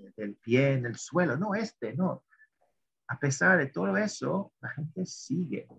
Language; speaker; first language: Spanish; non-native, fluent; English